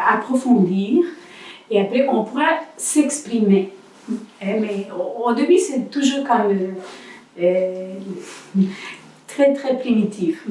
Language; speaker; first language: French; non-native, learner; Spanish